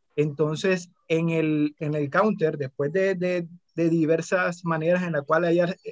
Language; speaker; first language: Spanish; native; Spanish